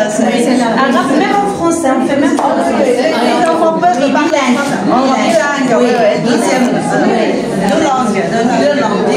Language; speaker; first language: French; non-native, local second language; Arabic